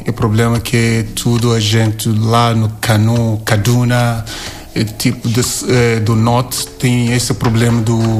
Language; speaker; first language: Portuguese; non-native, learner; Yoruba